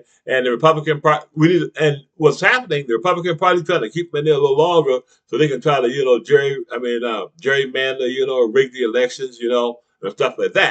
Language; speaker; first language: English; native; English